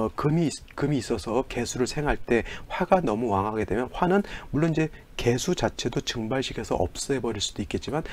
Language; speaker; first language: Korean; native; Korean